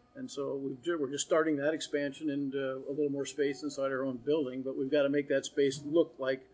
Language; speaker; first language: English; native; English